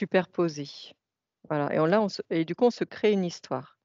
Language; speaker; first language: French; native; French